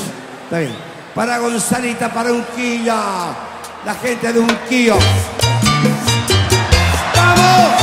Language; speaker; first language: Spanish; native; Spanish